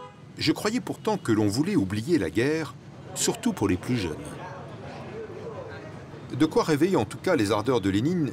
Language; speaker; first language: French; native; French